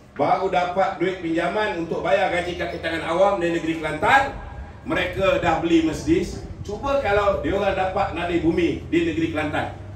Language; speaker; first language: Malay; native; Malay